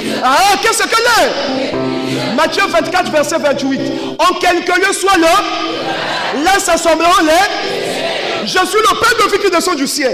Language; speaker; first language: French; non-native, local second language; Lingala